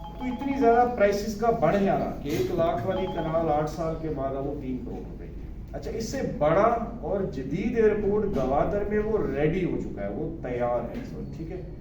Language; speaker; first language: Urdu; non-native, local second language; Saraiki